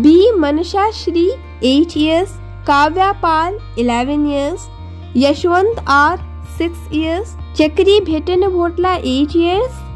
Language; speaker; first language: English; non-native, local second language; Hindi